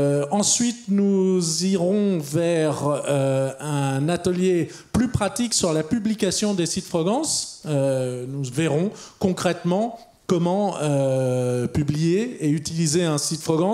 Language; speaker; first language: French; native; French